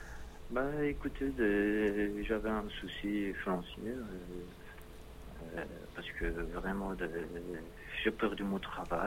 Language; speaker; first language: French; non-native, learner; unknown